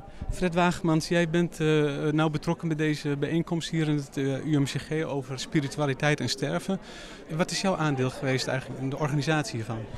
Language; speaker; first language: Dutch; native; Dutch